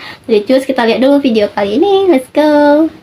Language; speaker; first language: Indonesian; native; Indonesian